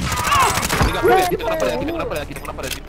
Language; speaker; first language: Spanish; native; Spanish